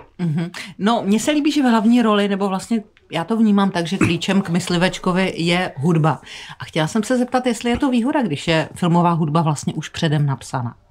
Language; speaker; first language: Czech; native; Czech